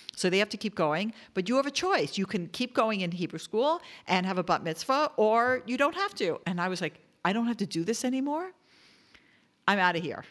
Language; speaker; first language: English; native; English